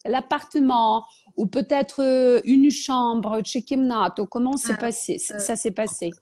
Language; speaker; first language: French; non-native, fluent; Ukrainian